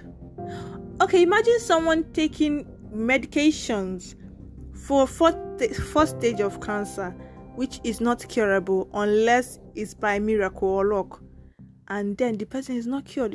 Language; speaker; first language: English; non-native, local second language; Nigerian Pidgin